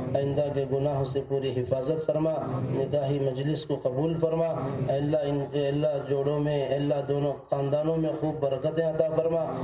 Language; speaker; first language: Urdu; native; Urdu